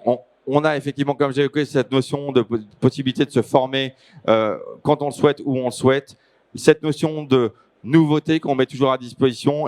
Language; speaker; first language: French; native; French